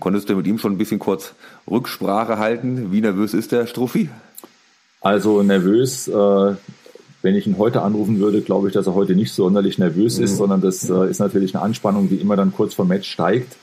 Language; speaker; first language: German; native; German